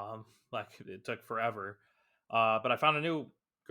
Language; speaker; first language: English; native; English